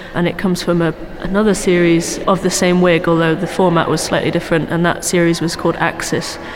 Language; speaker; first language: English; native; English